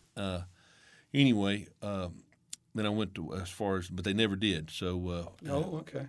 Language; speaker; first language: English; native; English